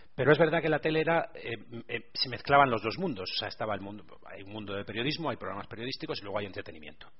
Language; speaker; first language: Spanish; native; Spanish